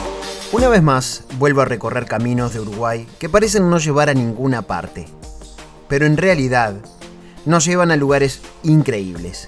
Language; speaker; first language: Spanish; native; Spanish